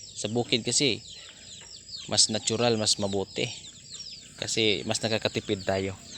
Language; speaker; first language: Filipino; non-native, local second language; Cebuano